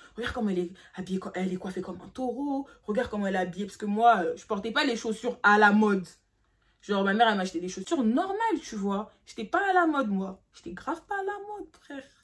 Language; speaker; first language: French; early bilingual, other home language; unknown